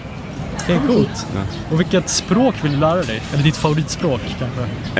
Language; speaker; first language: Swedish; native; Swedish